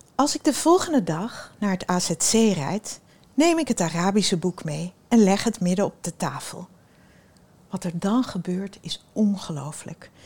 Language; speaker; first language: Dutch; early bilingual, other home language; Swedish